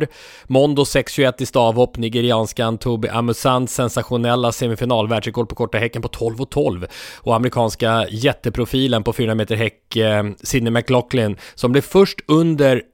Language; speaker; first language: Swedish; native; Swedish